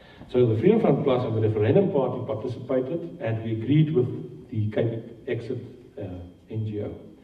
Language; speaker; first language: English; non-native, local second language; Afrikaans